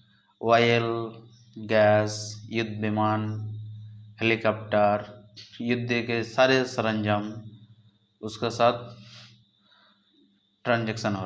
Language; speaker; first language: Hindi; non-native, local second language; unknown